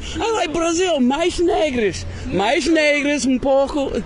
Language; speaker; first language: Portuguese; non-native, learner; English